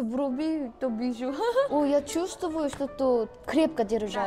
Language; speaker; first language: Russian; non-native, learner; Korean